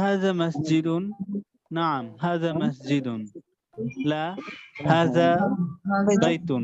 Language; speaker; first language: Arabic; non-native, learner; Bangla